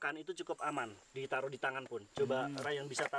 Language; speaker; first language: Indonesian; native; Indonesian